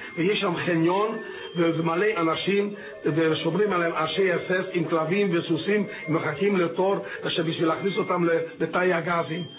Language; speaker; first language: Hebrew; non-native, fluent; Hungarian